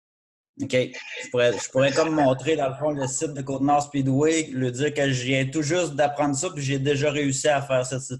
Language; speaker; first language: French; native; French